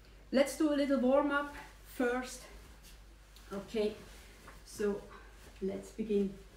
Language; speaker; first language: English; non-native, learner; Swiss German